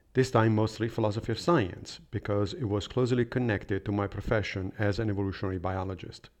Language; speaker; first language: English; non-native, fluent; Italian